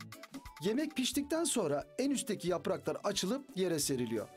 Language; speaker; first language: Turkish; native; Turkish